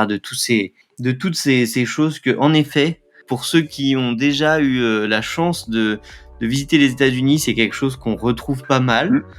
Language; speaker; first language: French; native; French